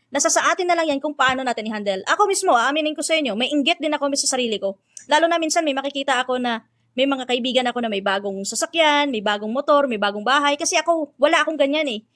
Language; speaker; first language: Filipino; non-native, local second language; Hiligaynon